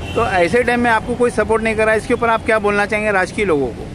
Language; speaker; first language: Hindi; non-native, local second language; Marathi